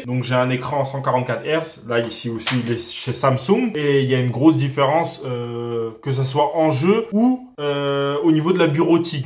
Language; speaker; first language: French; native; French